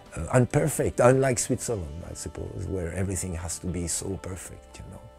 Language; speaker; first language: English; non-native, fluent; French